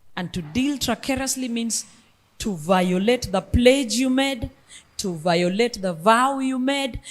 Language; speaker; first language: English; non-native, local second language; Luo (Kenya and Tanzania)